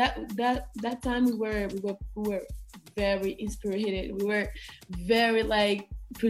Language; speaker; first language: English; non-native, learner; Kabuverdianu